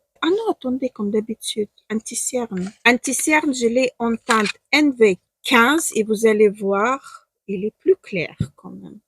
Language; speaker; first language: French; non-native, fluent; Ukrainian